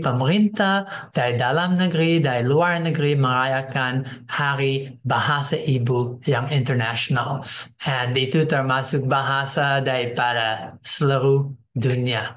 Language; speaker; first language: Indonesian; non-native, fluent; English